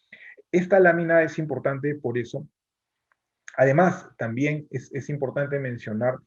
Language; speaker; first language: Spanish; native; Spanish